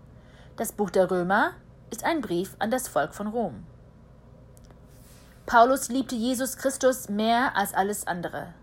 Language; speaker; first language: German; early bilingual, heritage; German